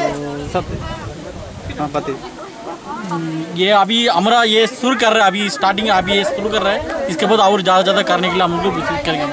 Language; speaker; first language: Hindi; non-native, local second language; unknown